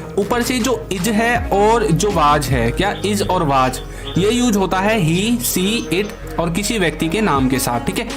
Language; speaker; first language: Hindi; native; Hindi